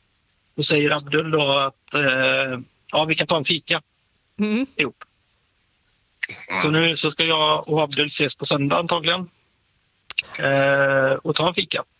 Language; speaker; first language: Swedish; native; Swedish